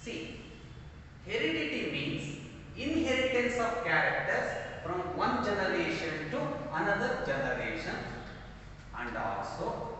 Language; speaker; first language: English; non-native, local second language; Kannada